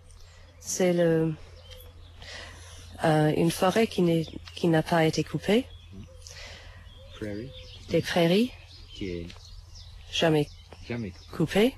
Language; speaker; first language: French; non-native, fluent; English